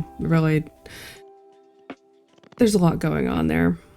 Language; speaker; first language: English; native; English